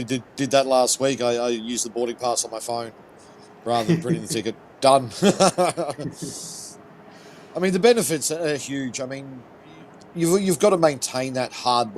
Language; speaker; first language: English; native; English